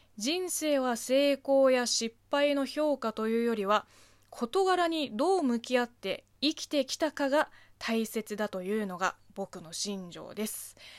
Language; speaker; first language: Japanese; non-native, fluent; Chinese